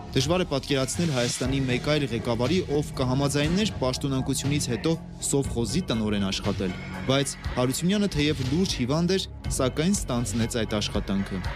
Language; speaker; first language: Armenian; native; Armenian